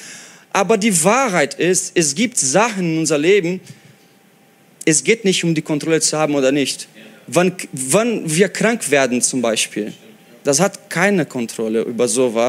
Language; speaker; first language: German; non-native, fluent; Portuguese